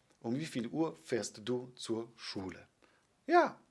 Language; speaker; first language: German; non-native, fluent; Polish